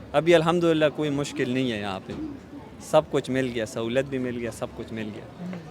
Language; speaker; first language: Urdu; non-native, local second language; Pashto